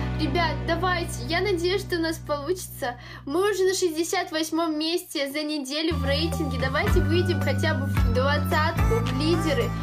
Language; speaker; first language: Russian; native; Russian